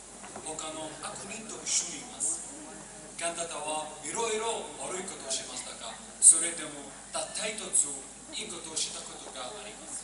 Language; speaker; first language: Japanese; non-native, learner; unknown